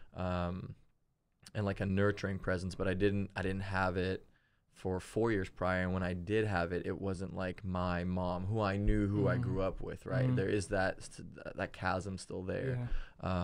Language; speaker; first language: English; early bilingual, other home language; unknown